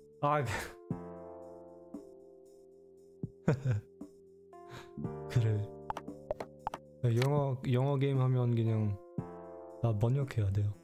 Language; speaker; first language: Korean; non-native, learner; German